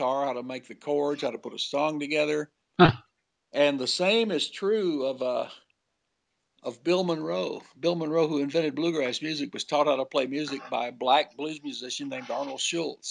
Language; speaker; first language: English; native; English